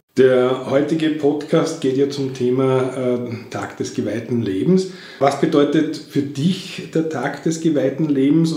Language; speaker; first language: German; native; German